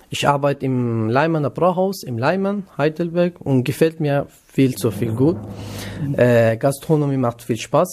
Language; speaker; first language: German; non-native, learner; Kurdish